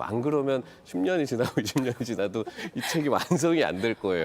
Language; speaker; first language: Korean; native; Korean